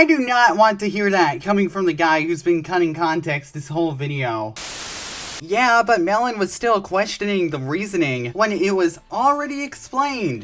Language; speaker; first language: English; native; English